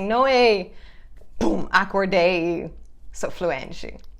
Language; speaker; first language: Portuguese; non-native, fluent; English